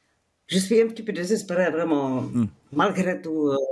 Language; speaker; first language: French; non-native, fluent; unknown